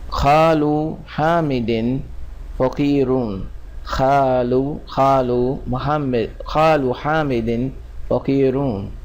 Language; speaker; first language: Arabic; non-native, fluent; English